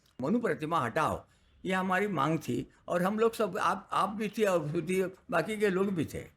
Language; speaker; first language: Hindi; non-native, local second language; Marathi